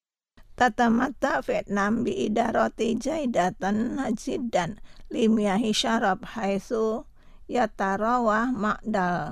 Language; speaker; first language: Arabic; non-native, fluent; Indonesian